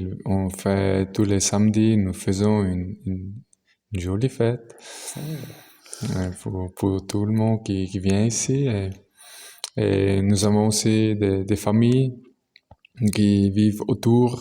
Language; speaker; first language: French; non-native, local second language; German